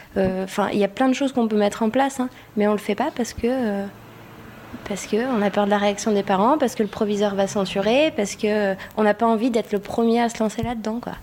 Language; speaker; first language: French; non-native, fluent; Spanish